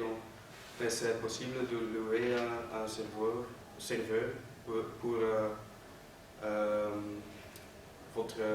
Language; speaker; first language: French; non-native, learner; Dutch